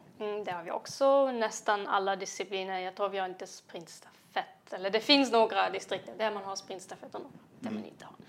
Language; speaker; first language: Swedish; non-native, fluent; German